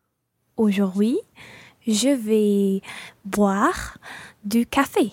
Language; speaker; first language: French; non-native, learner; English